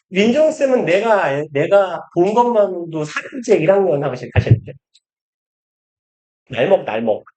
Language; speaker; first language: Korean; native; Korean